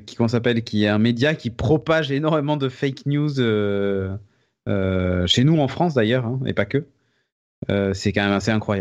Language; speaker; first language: French; native; French